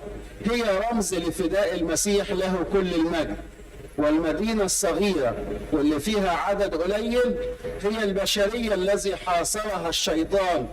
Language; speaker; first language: Arabic; native; Arabic